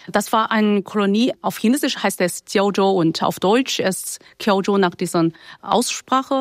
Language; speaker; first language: German; non-native, fluent; Chinese